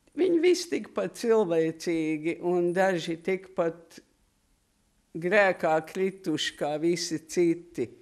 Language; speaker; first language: Latvian; early bilingual, heritage; Latvian